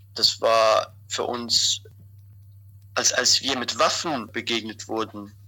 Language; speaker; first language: German; non-native, fluent; Arabic